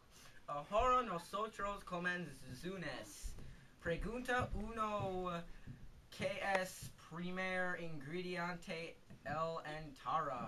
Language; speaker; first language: Spanish; non-native, learner; English